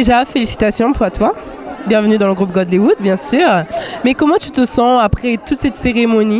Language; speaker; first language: French; native; French